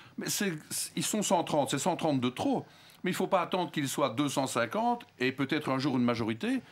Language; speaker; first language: French; native; French